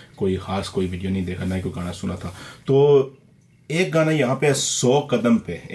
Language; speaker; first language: Urdu; early bilingual, other home language; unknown